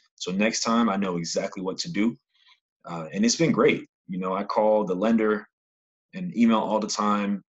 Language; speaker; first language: English; native; English